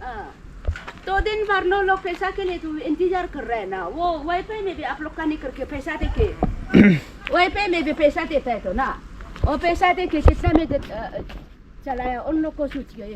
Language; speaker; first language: Hindi; non-native, local second language; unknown